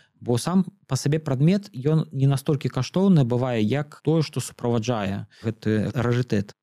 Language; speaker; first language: Belarusian; native; Belarusian